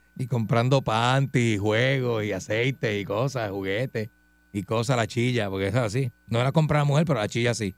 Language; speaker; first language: Spanish; native; Spanish